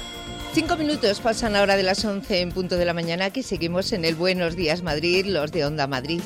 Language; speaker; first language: Spanish; native; Spanish